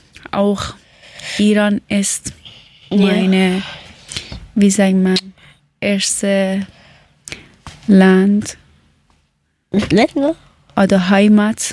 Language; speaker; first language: German; non-native, learner; Persian